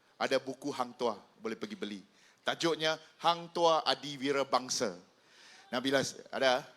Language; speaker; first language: Malay; non-native, local second language; Chinese